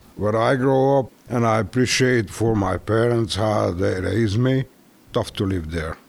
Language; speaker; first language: English; non-native, learner; Hungarian